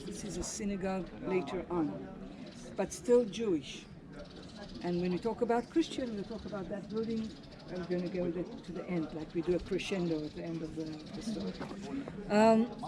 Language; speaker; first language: English; non-native, fluent; Hebrew